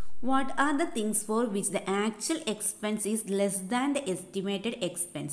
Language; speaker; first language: English; non-native, local second language; Malayalam